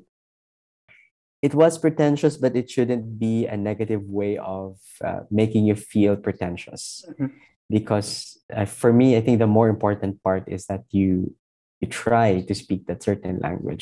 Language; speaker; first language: English; non-native, local second language; Filipino